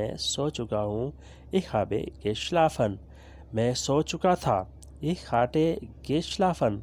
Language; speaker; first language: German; non-native, learner; Urdu